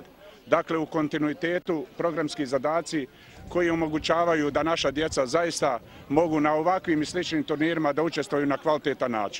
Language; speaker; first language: Bosnian; native; Bosnian